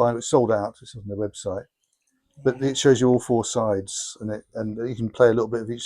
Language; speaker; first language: English; native; English